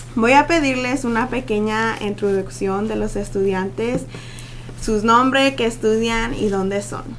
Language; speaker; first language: Spanish; early bilingual, heritage; Spanish